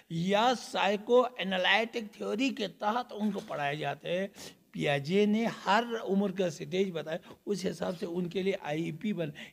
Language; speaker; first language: Urdu; non-native, local second language; Balti